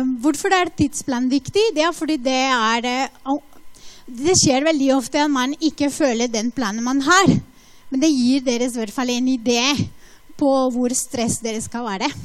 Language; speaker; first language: Norwegian; non-native, fluent; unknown